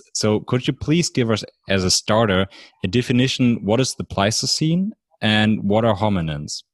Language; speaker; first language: English; non-native, fluent; German